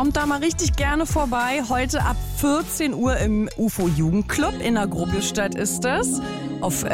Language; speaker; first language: German; native; German